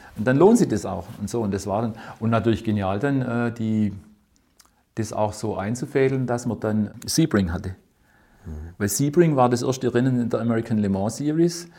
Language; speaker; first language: German; native; German